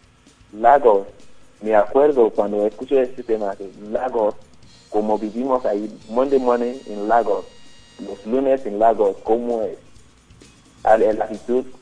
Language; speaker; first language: Spanish; non-native, learner; Yoruba